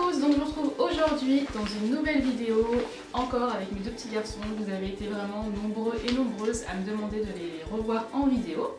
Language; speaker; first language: French; native; French